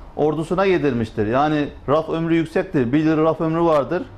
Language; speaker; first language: Turkish; native; Turkish